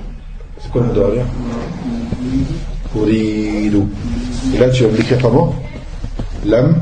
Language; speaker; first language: Arabic; non-native, fluent; French